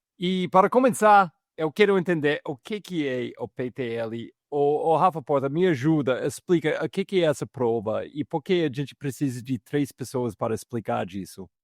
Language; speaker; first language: Portuguese; non-native, fluent; English